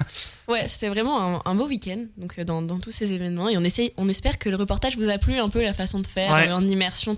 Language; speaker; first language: French; native; French